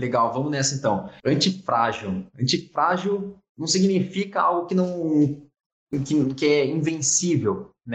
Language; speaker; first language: Portuguese; native; Portuguese